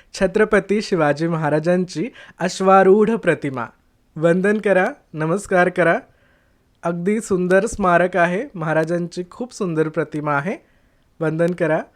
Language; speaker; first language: Marathi; native; Marathi